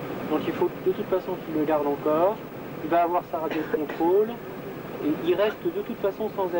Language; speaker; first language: French; native; French